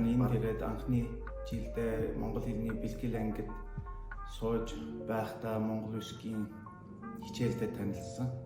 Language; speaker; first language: Mongolian; non-native, fluent; Turkish